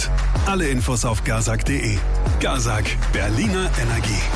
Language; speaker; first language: German; native; German